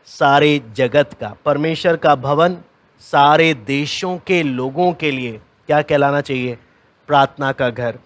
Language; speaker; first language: Hindi; native; Hindi